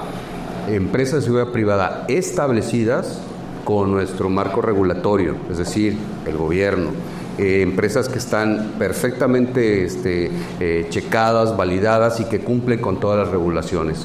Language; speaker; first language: Spanish; native; Spanish